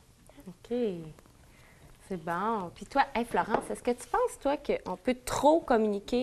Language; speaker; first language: French; native; French